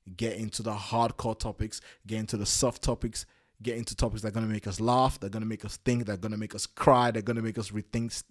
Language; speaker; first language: English; non-native, local second language; Yoruba